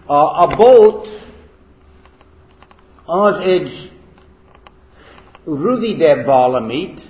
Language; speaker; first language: Hungarian; non-native, fluent; English